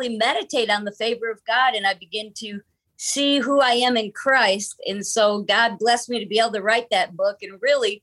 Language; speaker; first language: English; native; English